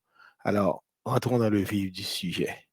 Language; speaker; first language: French; non-native, local second language; Haitian Creole